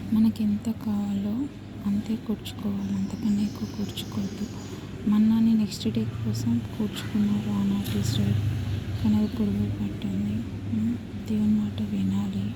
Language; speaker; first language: Telugu; non-native, local second language; Tamil